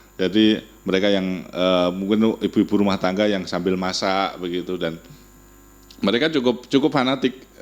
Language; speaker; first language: Indonesian; non-native, local second language; Javanese